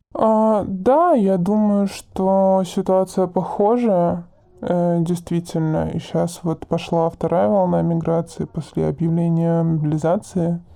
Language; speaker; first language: Russian; native; Russian